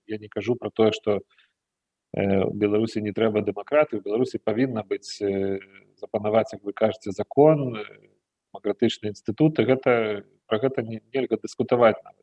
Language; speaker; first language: Belarusian; non-native, fluent; Lithuanian